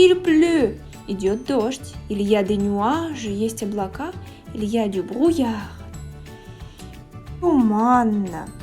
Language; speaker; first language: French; non-native, fluent; Russian